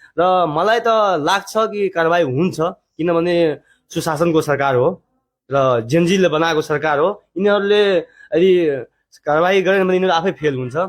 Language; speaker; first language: Nepali; non-native, local second language; Maithili